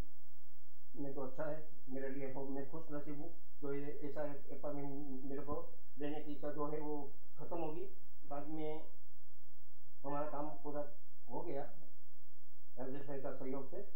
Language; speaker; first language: Hindi; non-native, local second language; Gujarati